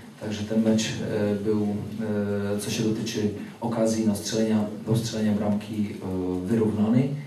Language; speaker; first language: Polish; non-native, fluent; Czech